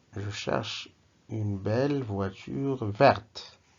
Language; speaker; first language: French; non-native, local second language; Arabic